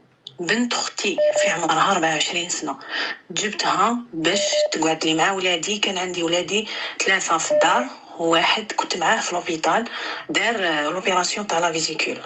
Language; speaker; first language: Arabic; native; Arabic